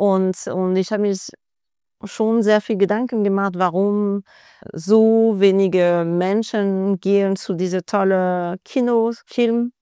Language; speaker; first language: German; non-native, fluent; French